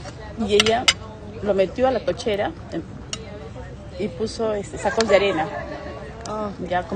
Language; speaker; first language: Spanish; native; Spanish